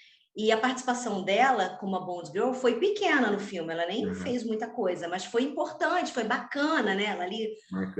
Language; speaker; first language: Portuguese; native; Portuguese